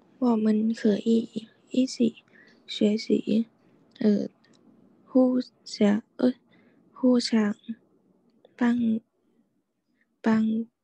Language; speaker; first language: Chinese; non-native, learner; Thai